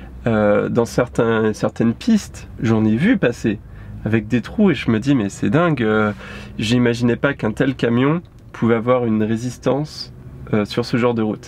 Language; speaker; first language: French; native; French